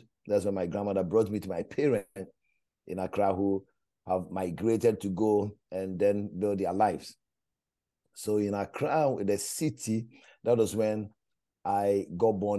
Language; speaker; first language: English; non-native, local second language; Akan